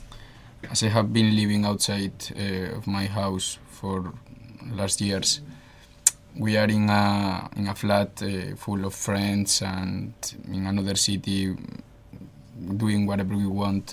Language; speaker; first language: English; non-native, fluent; Spanish